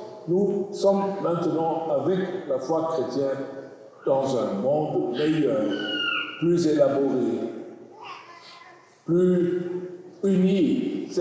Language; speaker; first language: French; non-native, learner; German